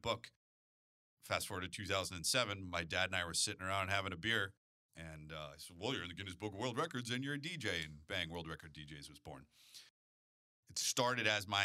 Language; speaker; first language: English; native; English